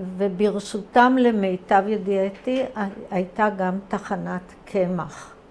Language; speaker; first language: Hebrew; early bilingual, other home language; Croatian